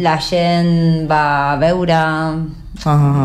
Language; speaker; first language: Catalan; non-native, learner; Spanish